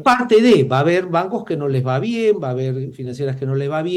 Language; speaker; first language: Spanish; native; Spanish